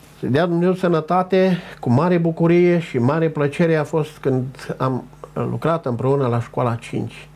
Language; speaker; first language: Romanian; non-native, local second language; Ukrainian